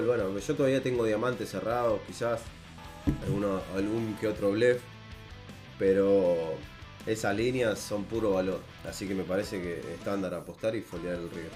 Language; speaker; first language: Spanish; native; Spanish